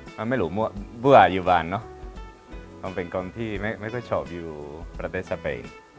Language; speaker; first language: Thai; non-native, learner; Spanish